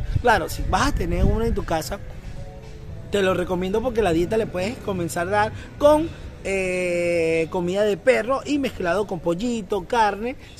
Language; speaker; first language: Spanish; native; Spanish